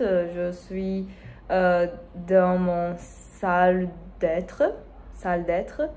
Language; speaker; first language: French; non-native, learner; Spanish